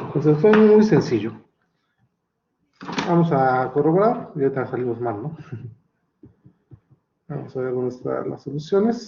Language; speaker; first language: Spanish; native; Spanish